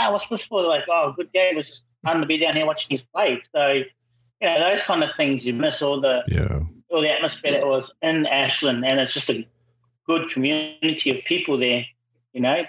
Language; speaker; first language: English; native; English